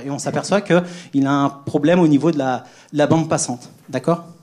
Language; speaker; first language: French; native; French